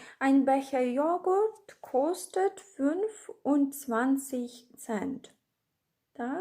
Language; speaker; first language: German; non-native, fluent; Ukrainian